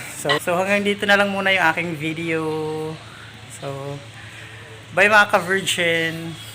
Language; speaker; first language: Filipino; native; Filipino